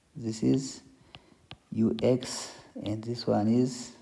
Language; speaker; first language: English; non-native, local second language; Amharic